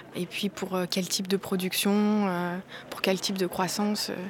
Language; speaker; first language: French; native; French